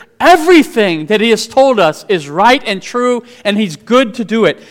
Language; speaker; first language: English; native; English